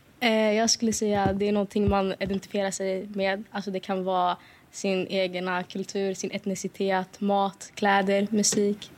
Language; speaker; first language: Swedish; early bilingual, other home language; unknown